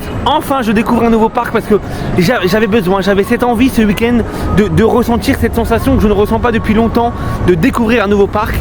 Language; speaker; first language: French; native; French